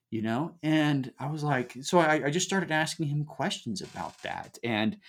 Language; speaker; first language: English; native; English